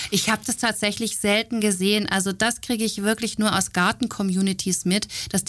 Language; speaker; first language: German; native; German